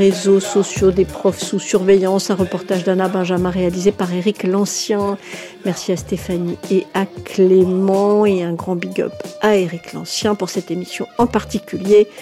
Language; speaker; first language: French; native; French